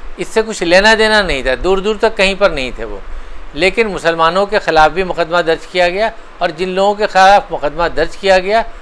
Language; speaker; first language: Hindi; native; Hindi